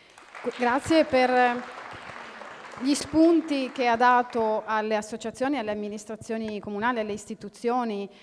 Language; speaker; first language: Italian; native; Italian